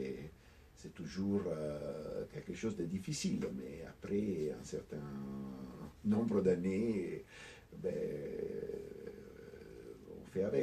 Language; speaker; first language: French; non-native, fluent; Italian